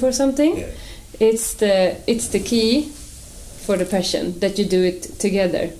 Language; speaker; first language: English; non-native, fluent; Swedish